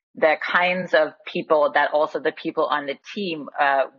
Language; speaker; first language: English; non-native, fluent; Danish